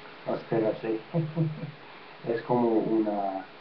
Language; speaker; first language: Spanish; non-native, learner; English